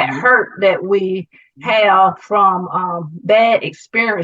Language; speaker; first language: English; native; English